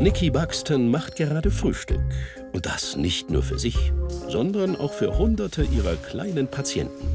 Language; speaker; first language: German; native; German